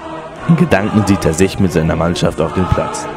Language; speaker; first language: German; native; German